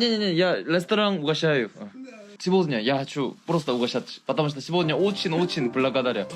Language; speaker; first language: Russian; non-native, learner; Korean